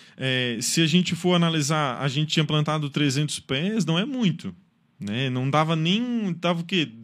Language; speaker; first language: Portuguese; native; Portuguese